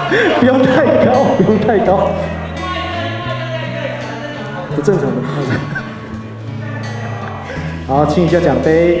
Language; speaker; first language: Chinese; native; Chinese